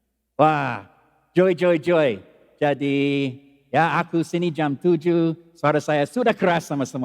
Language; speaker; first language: Indonesian; non-native, learner; English